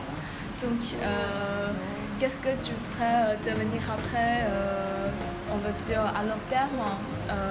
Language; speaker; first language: French; non-native, fluent; Chinese